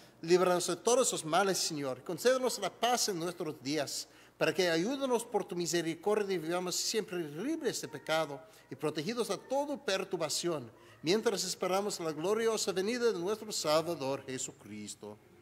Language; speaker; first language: Spanish; non-native, learner; English